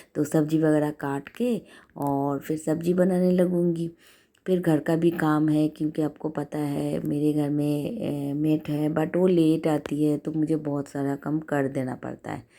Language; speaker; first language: Hindi; non-native, local second language; Bangla